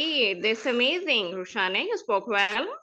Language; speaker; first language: English; non-native, fluent; Urdu